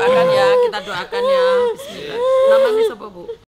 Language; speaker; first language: Indonesian; native; Indonesian